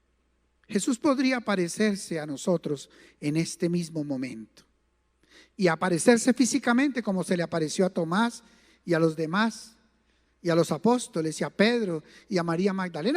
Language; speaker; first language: Spanish; native; Spanish